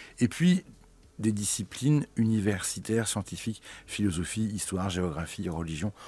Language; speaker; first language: French; native; French